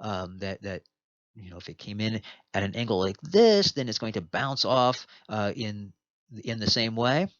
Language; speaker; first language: English; native; English